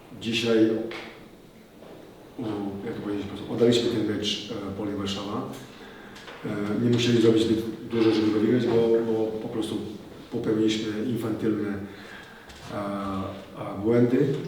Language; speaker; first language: Polish; non-native, fluent; Serbian